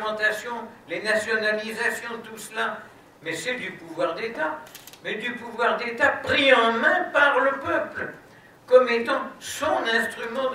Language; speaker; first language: French; native; French